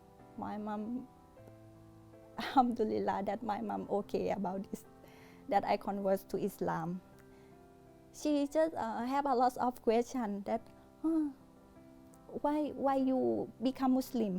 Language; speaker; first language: English; non-native, learner; Thai